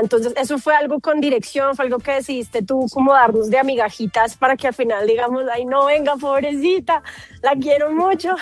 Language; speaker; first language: Spanish; native; Spanish